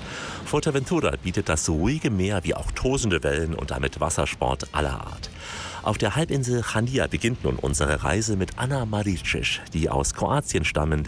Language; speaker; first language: German; native; German